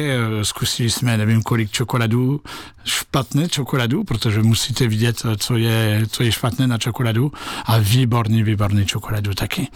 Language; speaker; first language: Czech; non-native, learner; French